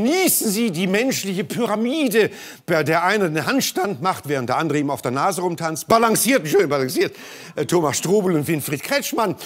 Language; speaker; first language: German; native; German